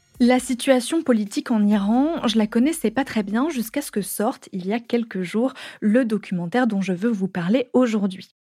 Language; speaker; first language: French; native; French